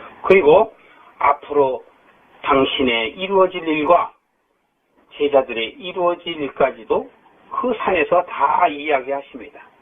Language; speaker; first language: Korean; native; Korean